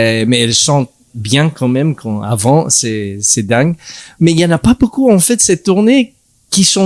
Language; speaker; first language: French; non-native, learner; English